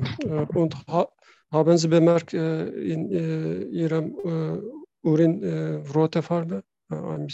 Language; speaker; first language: German; non-native, learner; Turkish